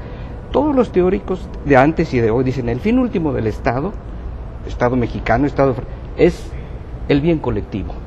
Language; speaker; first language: Spanish; native; Spanish